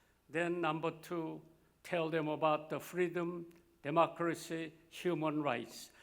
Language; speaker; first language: English; non-native, fluent; Korean